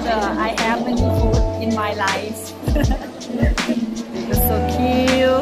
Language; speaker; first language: English; non-native, learner; Thai